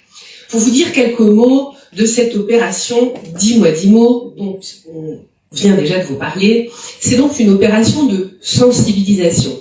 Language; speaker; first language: French; native; French